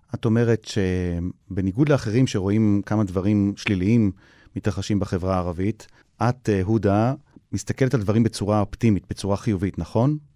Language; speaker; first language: Hebrew; native; Hebrew